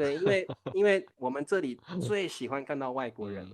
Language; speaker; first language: Chinese; native; Chinese